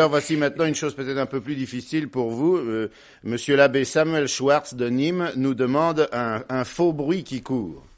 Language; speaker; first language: French; native; French